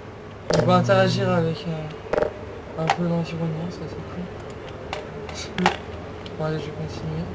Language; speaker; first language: French; native; French